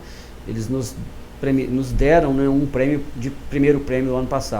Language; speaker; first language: Portuguese; native; Portuguese